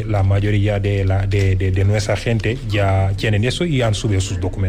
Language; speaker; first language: Spanish; non-native, fluent; Wolof